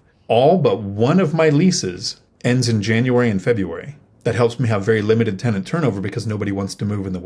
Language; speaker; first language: English; native; English